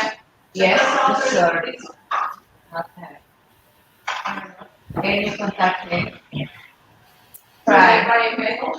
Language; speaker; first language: English; non-native, fluent; Portuguese